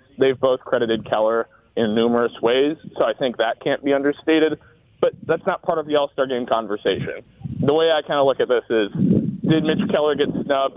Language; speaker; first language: English; native; English